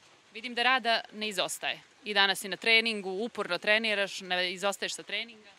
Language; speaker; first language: Serbian; native; Serbian